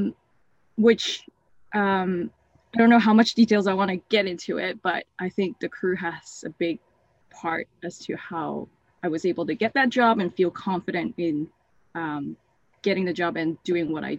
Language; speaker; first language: English; non-native, local second language; Cantonese